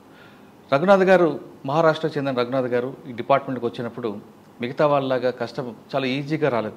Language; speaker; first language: Telugu; native; Telugu